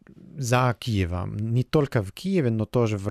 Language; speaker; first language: Russian; non-native, fluent; German